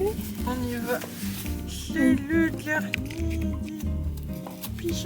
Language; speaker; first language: French; native; French